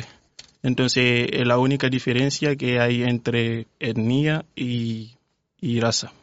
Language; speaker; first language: Spanish; non-native, fluent; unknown